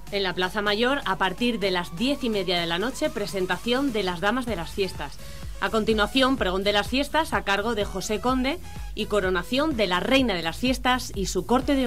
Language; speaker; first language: Spanish; native; Spanish